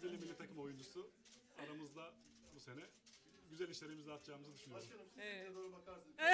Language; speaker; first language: Turkish; native; Turkish